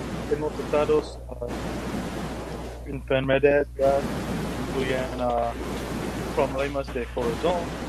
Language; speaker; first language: Spanish; non-native, learner; English